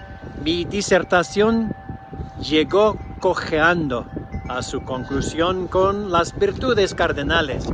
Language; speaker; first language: Spanish; non-native, fluent; English